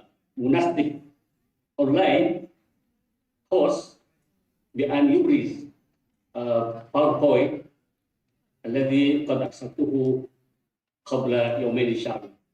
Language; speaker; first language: Arabic; non-native, fluent; Indonesian